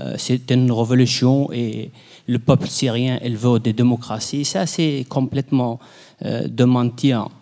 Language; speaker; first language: French; non-native, fluent; Arabic